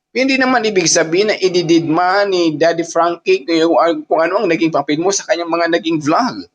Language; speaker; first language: Filipino; non-native, local second language; Waray